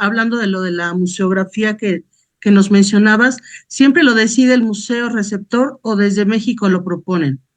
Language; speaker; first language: Spanish; native; Spanish